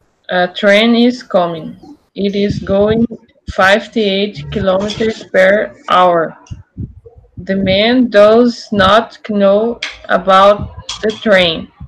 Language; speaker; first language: English; non-native, learner; Portuguese